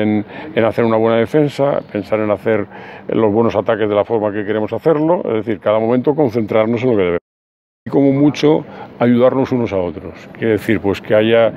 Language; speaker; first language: Spanish; native; Spanish